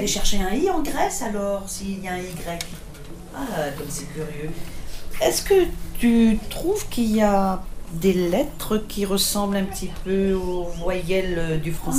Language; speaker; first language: French; non-native, fluent; Greek